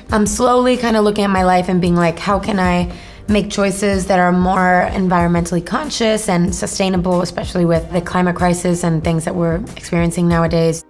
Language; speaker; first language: English; native; English